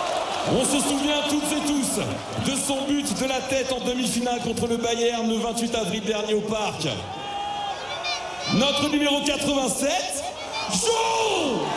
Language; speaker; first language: French; native; French